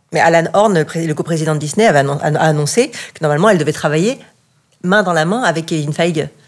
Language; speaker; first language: French; native; French